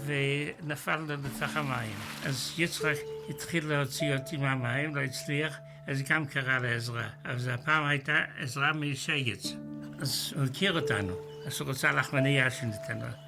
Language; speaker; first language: Hebrew; non-native, fluent; Yiddish